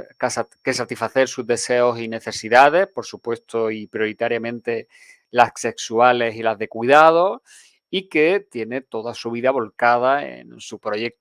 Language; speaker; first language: Spanish; native; Spanish